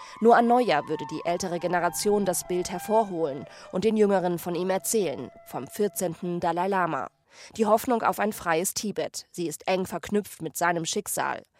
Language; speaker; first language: German; native; German